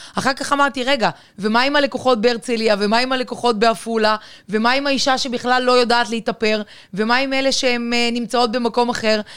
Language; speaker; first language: Hebrew; non-native, fluent; Bulgarian